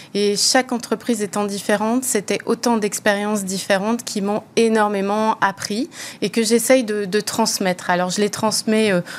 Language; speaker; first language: French; native; French